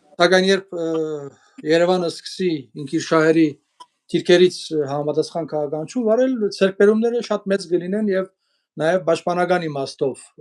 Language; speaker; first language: Armenian; early bilingual, heritage; Armenian